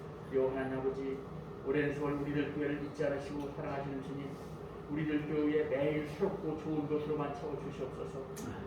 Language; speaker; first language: Korean; native; Korean